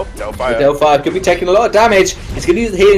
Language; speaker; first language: English; native; English